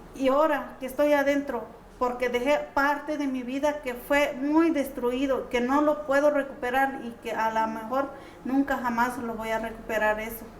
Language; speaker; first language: Spanish; non-native, local second language; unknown